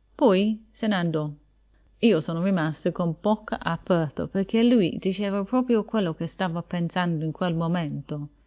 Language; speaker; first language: Italian; non-native, fluent; English